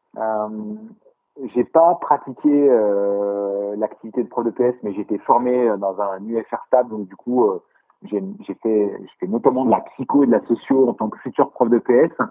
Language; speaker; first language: French; native; French